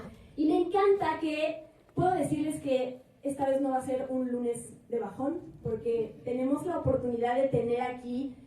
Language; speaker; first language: Spanish; native; Spanish